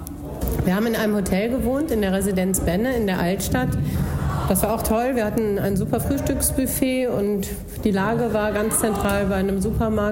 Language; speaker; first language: German; native; German